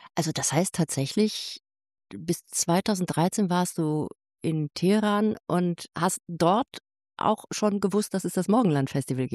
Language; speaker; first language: German; native; German